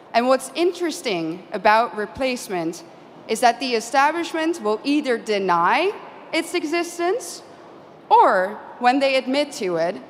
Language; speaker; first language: English; non-native, fluent; Dutch